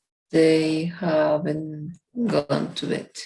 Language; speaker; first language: English; non-native, learner; Spanish